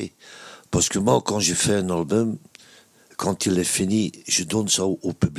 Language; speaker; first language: French; non-native, local second language; Dutch